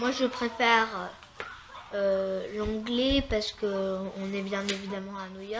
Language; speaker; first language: French; early bilingual, heritage; French